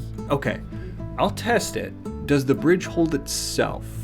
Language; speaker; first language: English; native; English